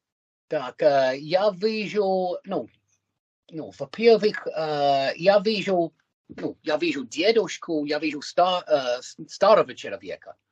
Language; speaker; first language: Russian; non-native, learner; English